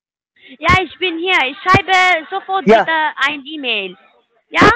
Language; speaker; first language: German; non-native, learner; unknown